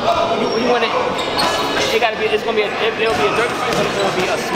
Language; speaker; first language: English; native; English